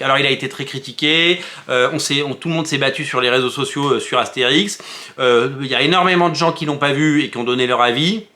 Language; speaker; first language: French; native; French